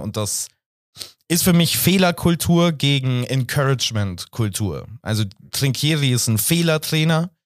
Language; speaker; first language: German; native; German